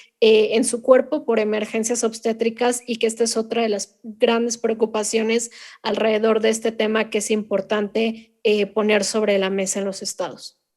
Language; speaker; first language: Spanish; native; Spanish